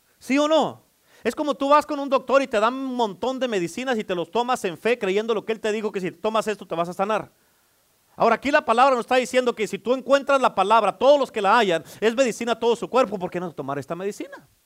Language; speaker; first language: Spanish; native; Spanish